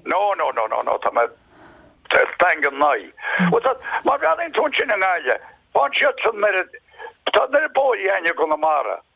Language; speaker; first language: Irish; native; Irish